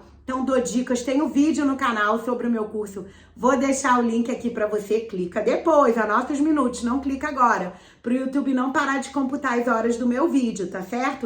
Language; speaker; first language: Portuguese; native; Portuguese